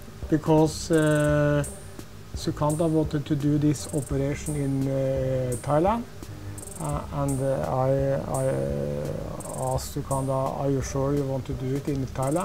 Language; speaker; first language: English; non-native, fluent; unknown